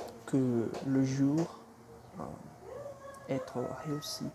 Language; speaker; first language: French; non-native, fluent; Portuguese